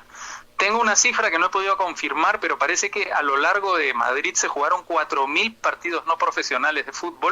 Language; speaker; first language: Spanish; native; Spanish